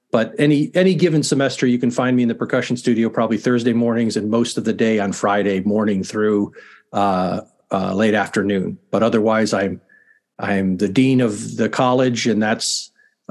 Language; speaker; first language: English; native; English